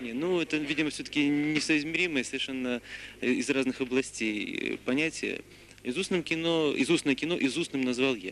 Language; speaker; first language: Russian; native; Russian